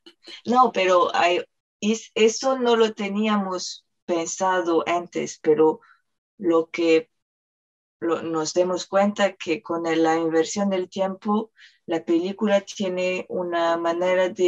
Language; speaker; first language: Spanish; non-native, fluent; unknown